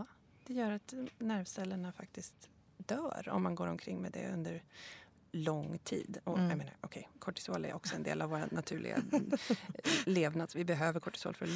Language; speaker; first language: Swedish; native; Swedish